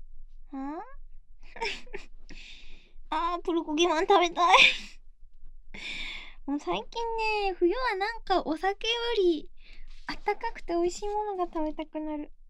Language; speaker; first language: Japanese; native; Japanese